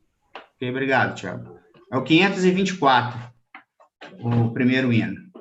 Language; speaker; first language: Portuguese; native; Portuguese